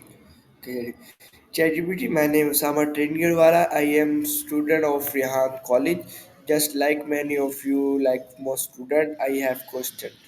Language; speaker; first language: English; non-native, learner; Urdu